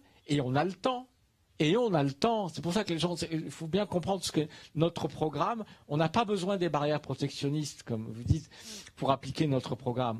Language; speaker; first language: French; native; French